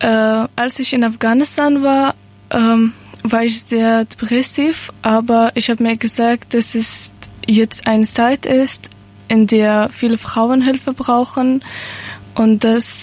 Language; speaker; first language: German; non-native, learner; Persian